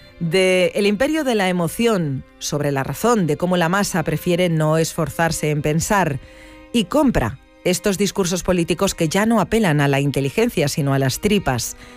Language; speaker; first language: Spanish; native; Spanish